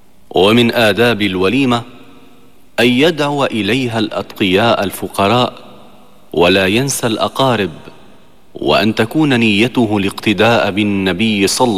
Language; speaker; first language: Arabic; native; Arabic